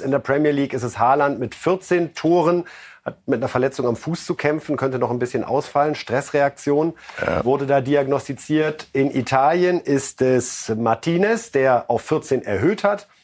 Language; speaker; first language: German; native; German